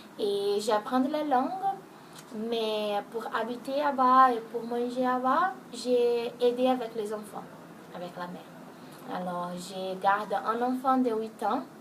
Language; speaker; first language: French; non-native, learner; Portuguese